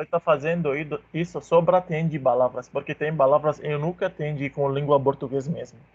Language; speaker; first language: Portuguese; non-native, learner; Arabic